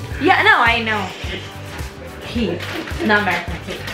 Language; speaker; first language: English; non-native, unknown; Portuguese